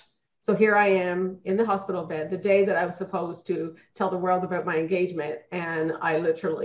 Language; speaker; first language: English; native; English